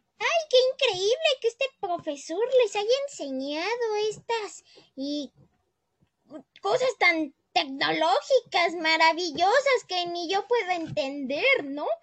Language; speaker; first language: Spanish; native; Spanish